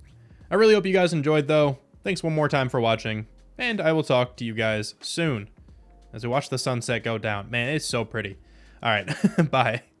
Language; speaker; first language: English; native; English